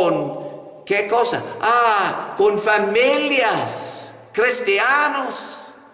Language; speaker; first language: Spanish; non-native, fluent; English